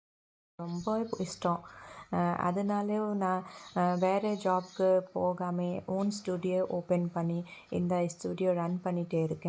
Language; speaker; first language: Tamil; non-native, fluent; Assamese